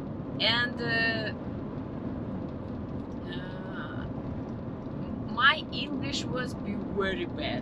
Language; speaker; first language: English; non-native, learner; Russian